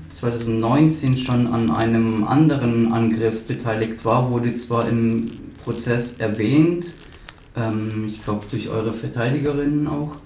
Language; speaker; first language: German; native; German